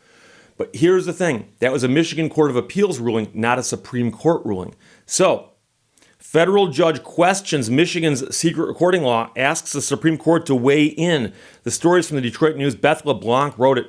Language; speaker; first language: English; native; English